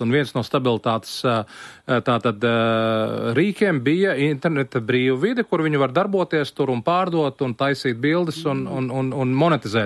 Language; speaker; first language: Latvian; native; Latvian